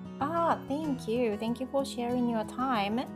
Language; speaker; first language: English; non-native, fluent; Japanese